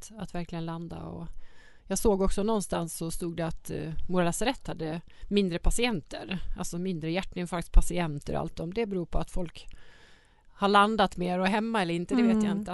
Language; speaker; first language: Swedish; native; Swedish